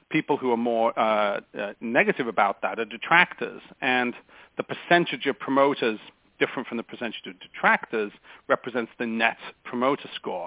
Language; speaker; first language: English; native; English